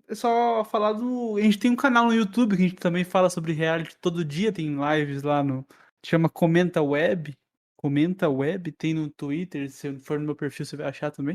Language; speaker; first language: Portuguese; native; Portuguese